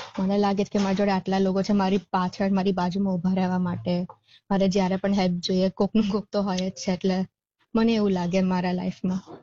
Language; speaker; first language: Gujarati; early bilingual, heritage; Gujarati